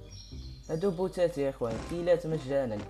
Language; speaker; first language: Arabic; native; Arabic